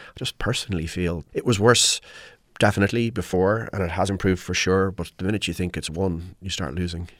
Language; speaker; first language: English; native; English